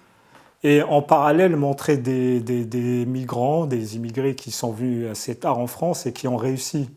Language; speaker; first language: French; early bilingual, other home language; Arabic